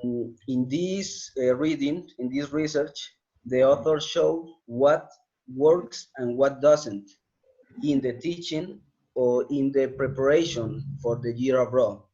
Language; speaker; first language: English; non-native, learner; Spanish